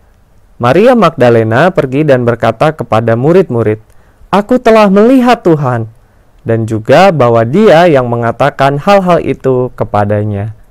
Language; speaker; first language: Indonesian; native; Indonesian